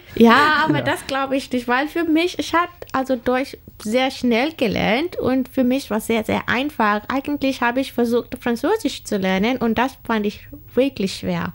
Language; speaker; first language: German; non-native, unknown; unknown